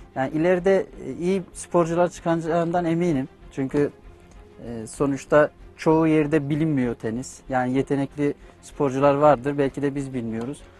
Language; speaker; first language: Turkish; native; Turkish